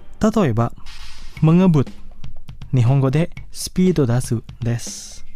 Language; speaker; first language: Japanese; non-native, fluent; Indonesian